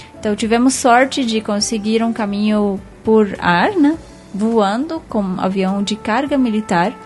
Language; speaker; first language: Portuguese; non-native, fluent; Arabic